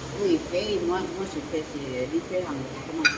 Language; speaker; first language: French; non-native, learner; Thai